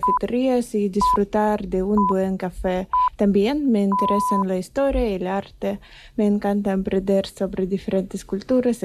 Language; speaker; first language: Spanish; non-native, fluent; Russian